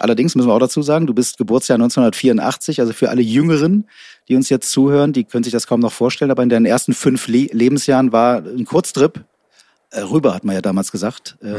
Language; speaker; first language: German; native; German